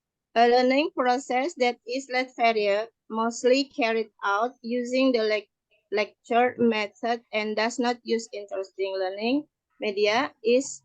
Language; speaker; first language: English; non-native, learner; Indonesian